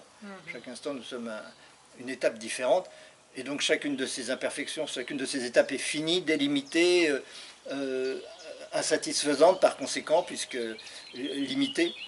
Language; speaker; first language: French; native; French